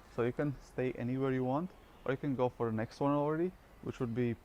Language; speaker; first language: English; non-native, fluent; Latvian